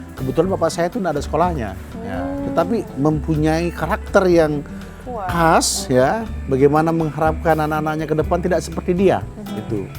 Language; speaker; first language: Indonesian; non-native, local second language; Balinese